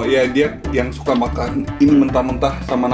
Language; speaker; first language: Indonesian; native; Indonesian